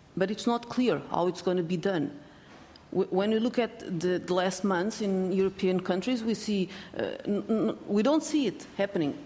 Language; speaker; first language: English; non-native, learner; Portuguese